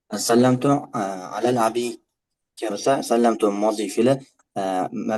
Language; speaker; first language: Arabic; non-native, learner; Uzbek